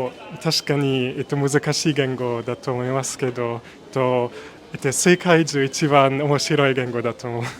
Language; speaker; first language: Japanese; non-native, learner; Luxembourgish